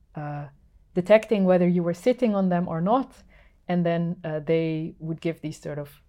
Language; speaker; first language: English; non-native, fluent; Dutch